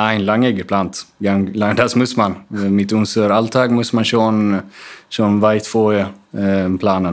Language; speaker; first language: German; non-native, fluent; Swedish